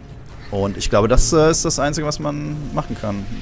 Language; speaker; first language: German; native; German